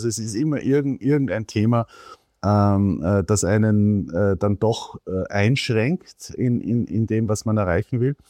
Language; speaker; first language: German; native; German